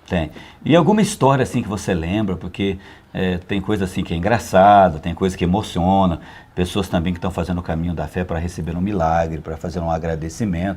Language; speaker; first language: Portuguese; native; Portuguese